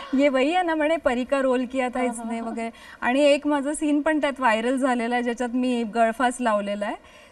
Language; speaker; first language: Marathi; native; Marathi